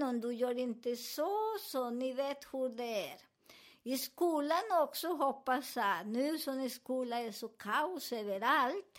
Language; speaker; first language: Swedish; non-native, learner; Spanish